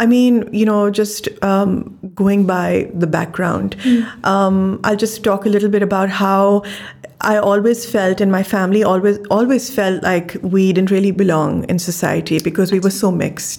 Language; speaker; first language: English; non-native, local second language; Urdu